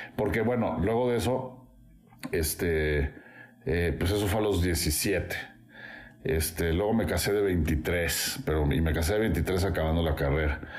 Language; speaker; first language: Spanish; native; Spanish